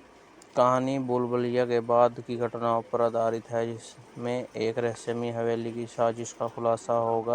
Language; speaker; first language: Hindi; native; Hindi